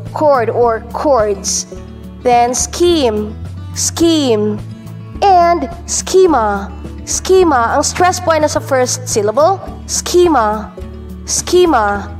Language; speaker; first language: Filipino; native; Filipino